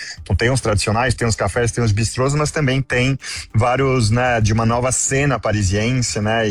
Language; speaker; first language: Portuguese; non-native, fluent; French